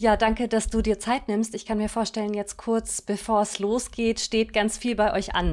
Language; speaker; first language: German; native; German